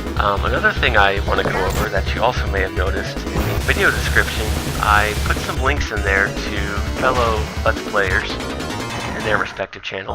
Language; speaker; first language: English; native; English